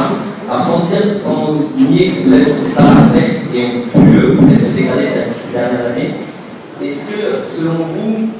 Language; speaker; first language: French; native; French